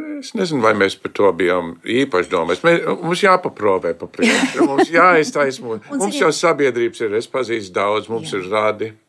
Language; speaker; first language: Latvian; early bilingual, heritage; Latvian